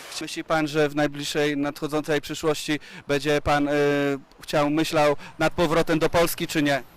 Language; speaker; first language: Polish; native; Polish